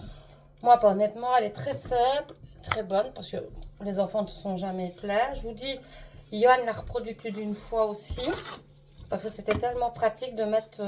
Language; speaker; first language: French; native; French